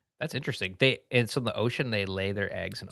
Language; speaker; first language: English; native; English